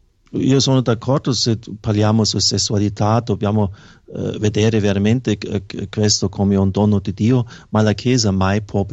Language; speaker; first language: Italian; non-native, fluent; German